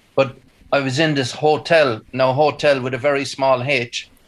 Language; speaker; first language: English; native; English